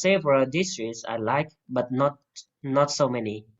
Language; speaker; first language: English; non-native, fluent; Vietnamese